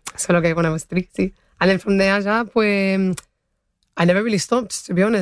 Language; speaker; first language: English; early bilingual, other home language; Spanish